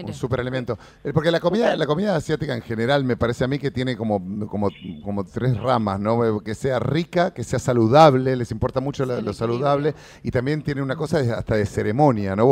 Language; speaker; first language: Spanish; native; Spanish